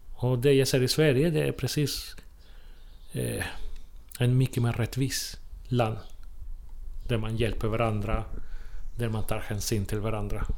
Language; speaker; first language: Swedish; non-native, fluent; Spanish